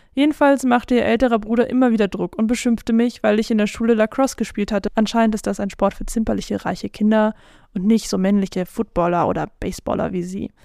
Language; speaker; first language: German; non-native, fluent; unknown